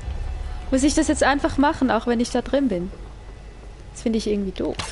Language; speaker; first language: German; native; German